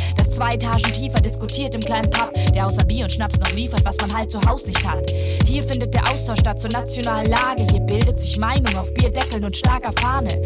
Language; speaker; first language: German; native; German